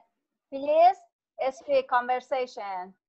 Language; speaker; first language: English; non-native, learner; Persian